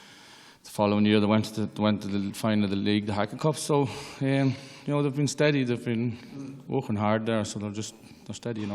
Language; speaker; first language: English; native; English